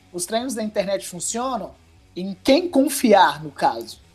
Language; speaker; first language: Portuguese; native; Portuguese